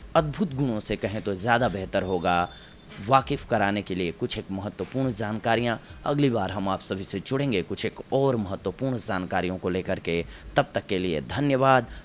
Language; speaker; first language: Hindi; native; Hindi